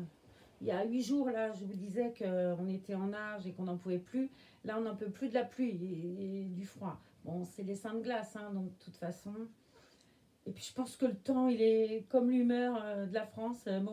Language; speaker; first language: French; native; French